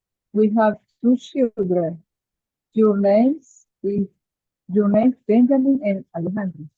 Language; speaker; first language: English; non-native, learner; Spanish